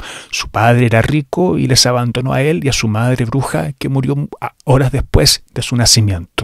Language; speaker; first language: Spanish; native; Spanish